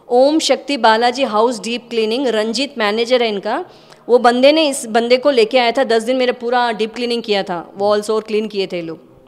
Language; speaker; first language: Hindi; native; Hindi